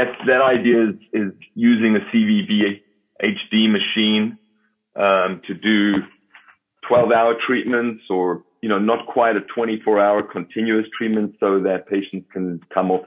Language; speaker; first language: English; native; English